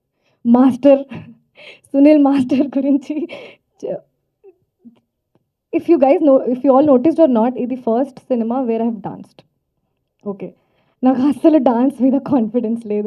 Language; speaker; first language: Telugu; non-native, fluent; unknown